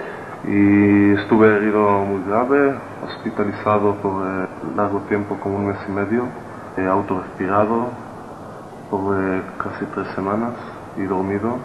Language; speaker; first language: Spanish; non-native, learner; Hebrew